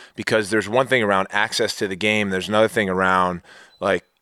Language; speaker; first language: English; native; English